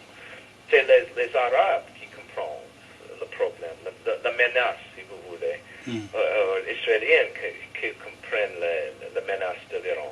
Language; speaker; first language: French; non-native, fluent; English